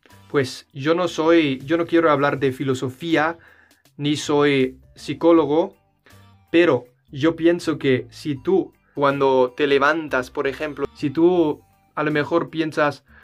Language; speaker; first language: Spanish; non-native, fluent; German